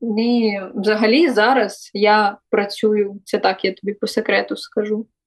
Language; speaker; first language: Ukrainian; non-native, local second language; Russian